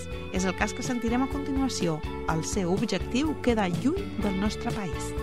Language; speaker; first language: Catalan; native; Catalan